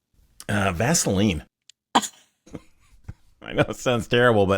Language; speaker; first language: English; native; English